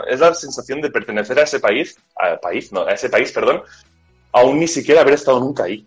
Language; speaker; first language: Spanish; native; Spanish